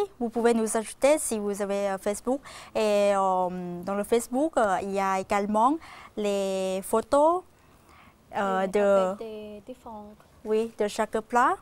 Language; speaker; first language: French; non-native, fluent; Thai